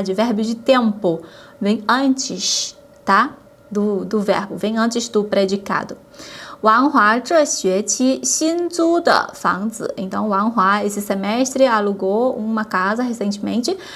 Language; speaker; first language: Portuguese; non-native, fluent; Chinese